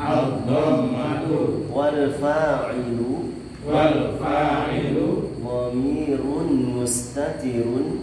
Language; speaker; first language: Arabic; non-native, fluent; Indonesian